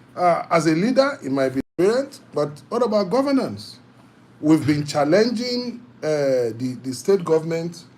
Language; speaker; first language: English; non-native, local second language; Yoruba